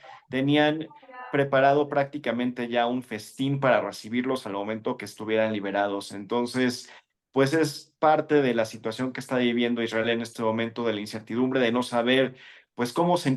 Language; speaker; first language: Spanish; native; Spanish